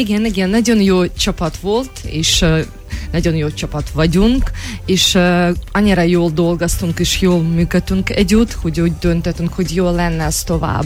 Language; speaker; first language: Hungarian; non-native, learner; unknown